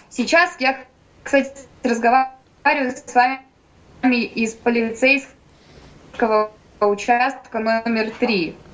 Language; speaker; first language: Russian; native; Russian